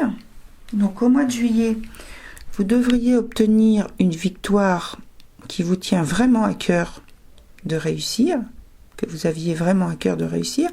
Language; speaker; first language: French; native; French